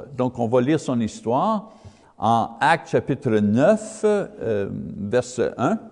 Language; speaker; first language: French; non-native, learner; English